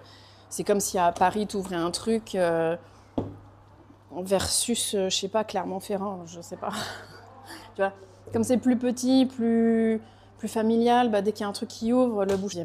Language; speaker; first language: French; native; French